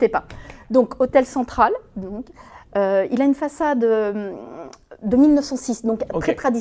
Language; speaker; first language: French; native; French